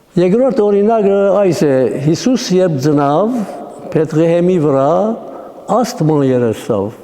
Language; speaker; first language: Armenian; native; Armenian